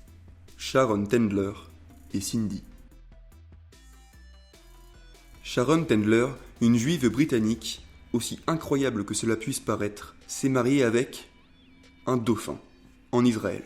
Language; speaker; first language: French; native; French